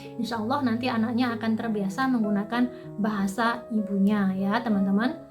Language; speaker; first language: Indonesian; native; Indonesian